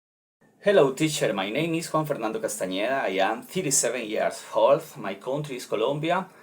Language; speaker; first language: English; non-native, learner; Spanish